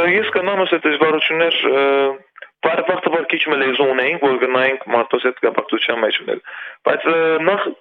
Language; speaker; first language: Armenian; early bilingual, heritage; Armenian